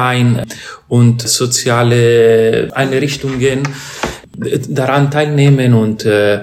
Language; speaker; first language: German; non-native, fluent; Italian